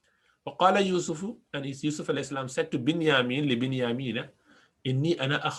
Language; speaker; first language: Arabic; non-native, fluent; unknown